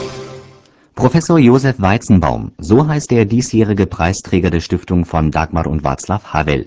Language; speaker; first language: German; native; German